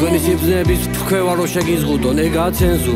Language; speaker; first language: Georgian; native; Georgian